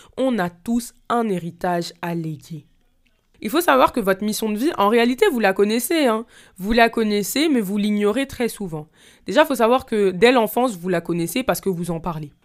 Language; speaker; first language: French; native; French